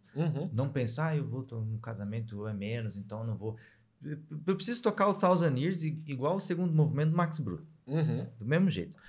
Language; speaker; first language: Portuguese; native; Portuguese